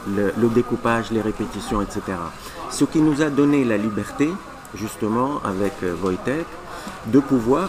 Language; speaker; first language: French; non-native, local second language; Arabic